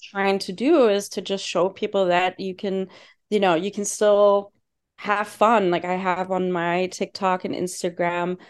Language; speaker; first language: English; non-native, fluent; German